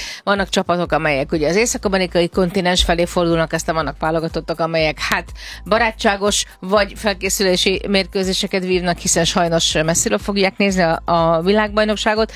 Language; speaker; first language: Hungarian; native; Hungarian